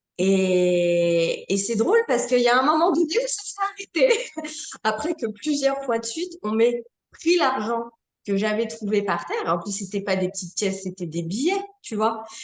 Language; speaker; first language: French; native; French